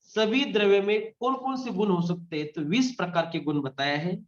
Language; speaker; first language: Hindi; non-native, local second language; Marathi